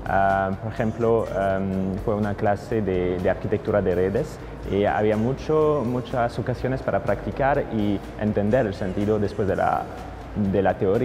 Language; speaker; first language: Spanish; non-native, fluent; French